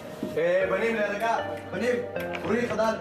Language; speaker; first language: Hebrew; native; Hebrew